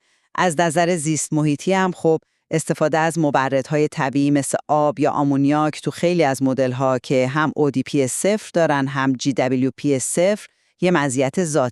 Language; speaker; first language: Persian; native; Persian